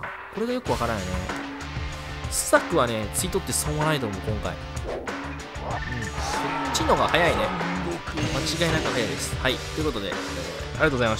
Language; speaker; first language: Japanese; native; Japanese